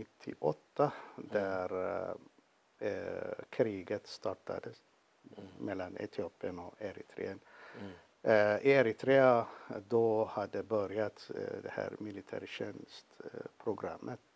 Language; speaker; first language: Swedish; non-native, fluent; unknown